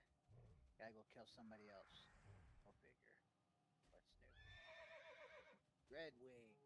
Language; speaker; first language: English; native; English